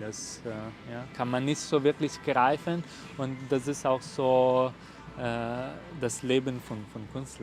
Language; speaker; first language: German; non-native, fluent; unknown